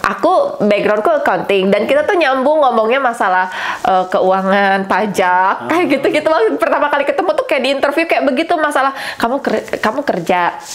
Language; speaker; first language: Indonesian; native; Indonesian